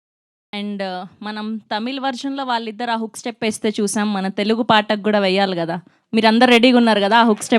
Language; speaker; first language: Telugu; native; Telugu